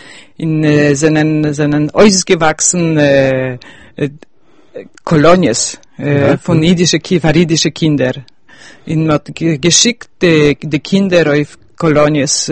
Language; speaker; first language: German; early bilingual, heritage; Yiddish